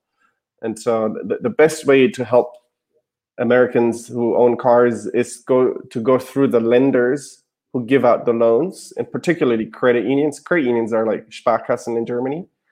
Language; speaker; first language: English; non-native, fluent; German